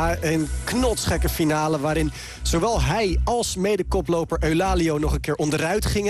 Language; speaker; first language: Dutch; native; Dutch